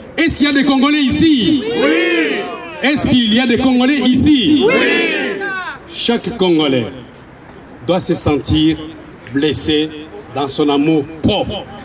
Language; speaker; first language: French; non-native, local second language; Lingala